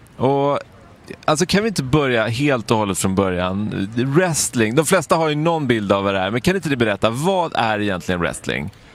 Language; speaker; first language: Swedish; native; Swedish